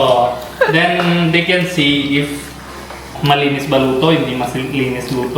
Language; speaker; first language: Filipino; non-native, learner; Punjabi